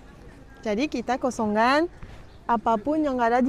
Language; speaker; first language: Indonesian; non-native, learner; Arabic